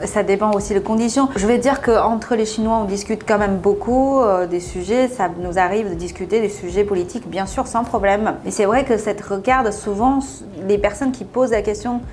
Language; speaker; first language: French; non-native, fluent; Chinese